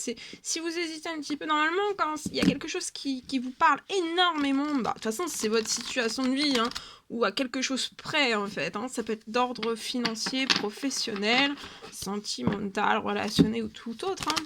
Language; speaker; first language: French; native; French